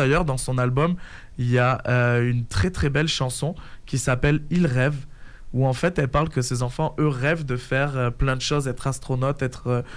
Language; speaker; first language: French; native; French